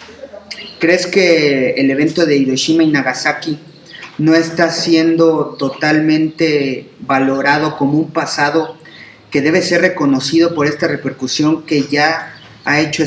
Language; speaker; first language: Spanish; native; Spanish